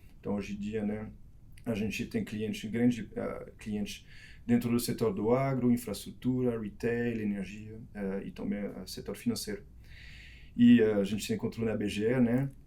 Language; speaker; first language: Portuguese; non-native, fluent; French